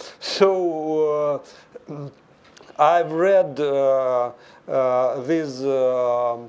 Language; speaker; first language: English; non-native, fluent; Russian